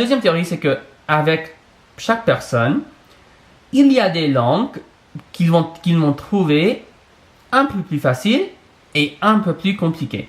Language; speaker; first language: French; non-native, fluent; English